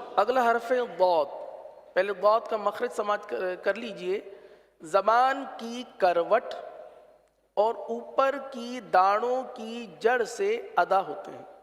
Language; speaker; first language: Urdu; native; Urdu